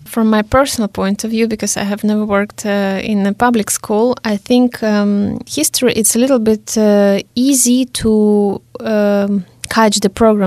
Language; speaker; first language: English; non-native, fluent; Hungarian